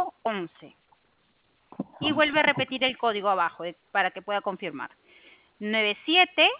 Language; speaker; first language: Spanish; native; Spanish